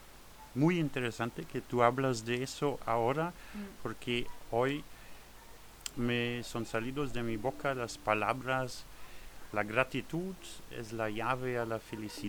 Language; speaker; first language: Spanish; non-native, learner; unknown